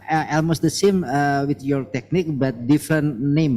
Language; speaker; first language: English; non-native, learner; Indonesian